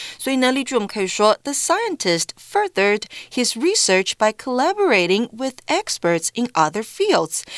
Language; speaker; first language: English; non-native, fluent; Chinese